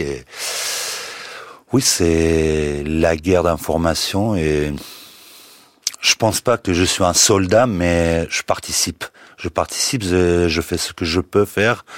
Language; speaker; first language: French; non-native, fluent; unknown